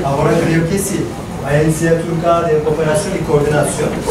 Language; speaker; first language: Spanish; non-native, learner; Turkish